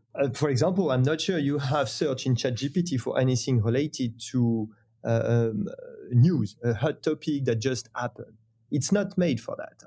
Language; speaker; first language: English; non-native, fluent; French